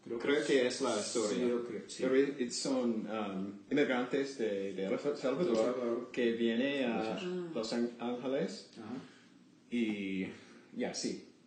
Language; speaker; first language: Spanish; non-native, learner; English